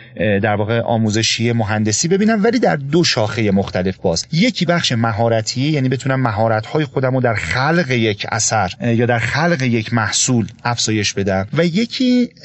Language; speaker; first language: Persian; native; Persian